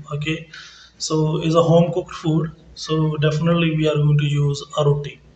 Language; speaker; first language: English; non-native, local second language; Punjabi